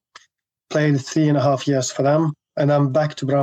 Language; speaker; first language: English; non-native, fluent; Norwegian